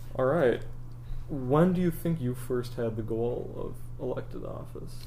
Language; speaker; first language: English; native; English